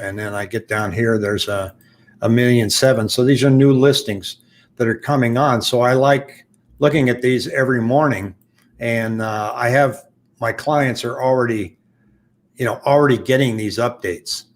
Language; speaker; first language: English; native; English